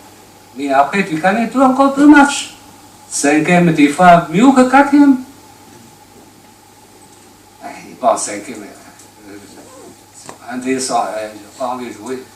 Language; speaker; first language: French; non-native, learner; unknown